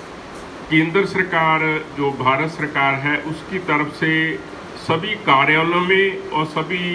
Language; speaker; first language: Hindi; non-native, local second language; Punjabi